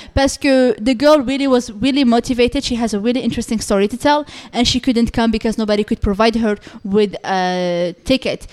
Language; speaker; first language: English; non-native, fluent; Arabic